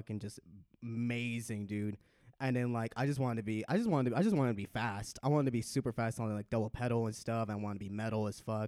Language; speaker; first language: English; native; English